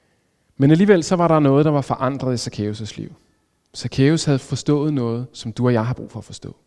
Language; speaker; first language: Danish; native; Danish